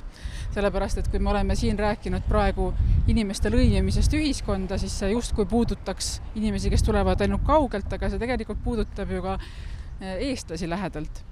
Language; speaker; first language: Estonian; native; Estonian